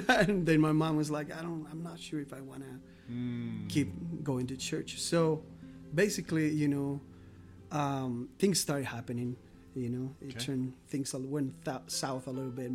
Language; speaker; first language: English; non-native, fluent; Spanish